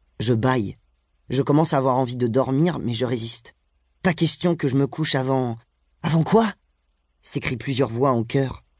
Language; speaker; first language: French; native; French